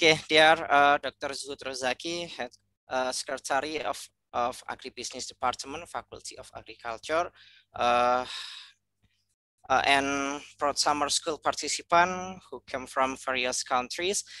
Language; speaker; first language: English; non-native, fluent; Indonesian